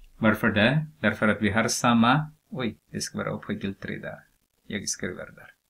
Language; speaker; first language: Swedish; non-native, fluent; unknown